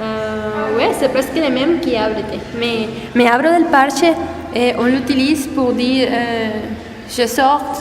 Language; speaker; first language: French; non-native, learner; Spanish